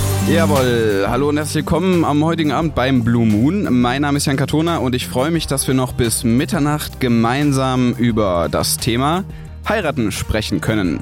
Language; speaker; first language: German; native; German